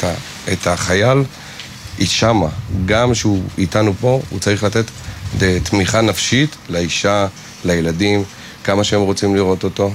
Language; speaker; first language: Hebrew; native; Hebrew